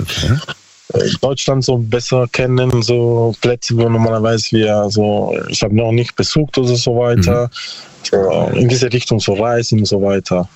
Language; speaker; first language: German; non-native, learner; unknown